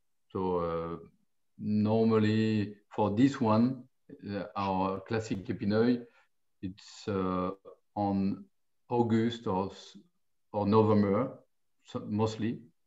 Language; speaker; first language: English; non-native, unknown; French